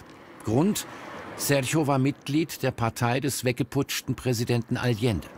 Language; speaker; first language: German; native; German